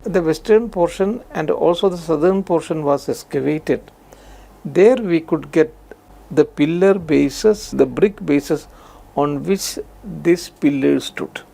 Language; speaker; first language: English; non-native, local second language; Malayalam